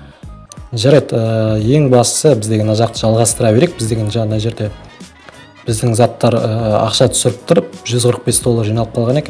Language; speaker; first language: Kazakh; native; Kazakh